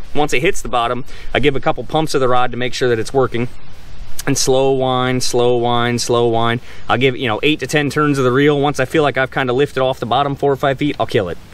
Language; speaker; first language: English; native; English